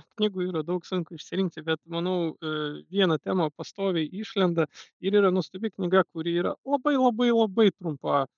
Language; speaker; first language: Lithuanian; non-native, local second language; Russian